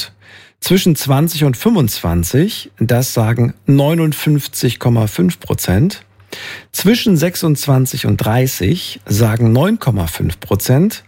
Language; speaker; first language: German; native; German